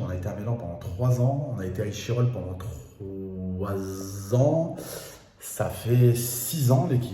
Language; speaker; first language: French; native; French